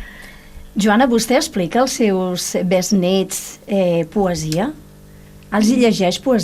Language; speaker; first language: Catalan; native; Catalan